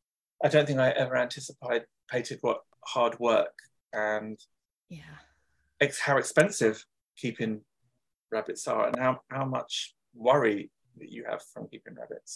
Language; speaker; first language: English; native; English